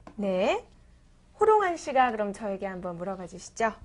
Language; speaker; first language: Korean; native; Korean